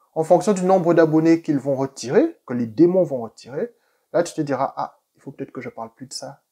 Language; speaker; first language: French; native; French